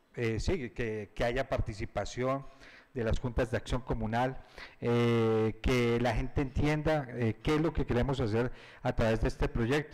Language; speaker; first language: Spanish; native; Spanish